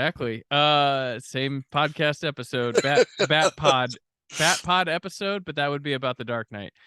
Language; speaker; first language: English; native; English